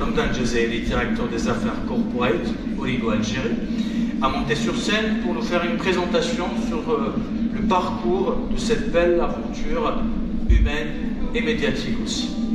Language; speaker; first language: French; non-native, local second language; Arabic